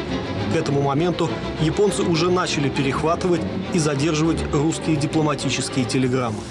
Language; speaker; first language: Russian; native; Russian